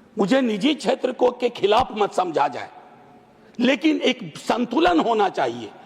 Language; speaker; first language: Hindi; native; Hindi